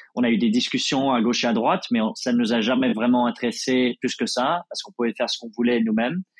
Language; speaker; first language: French; non-native, fluent; English